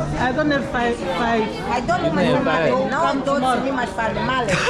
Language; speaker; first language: English; non-native, learner; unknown